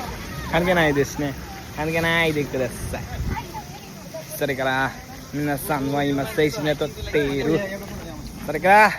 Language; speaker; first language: Japanese; non-native, learner; Nepali